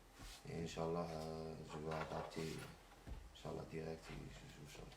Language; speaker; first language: French; non-native, local second language; Arabic